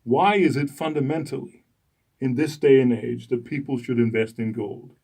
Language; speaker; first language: English; non-native, fluent; Danish